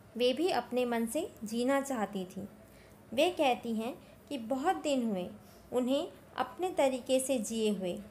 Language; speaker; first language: Hindi; native; Hindi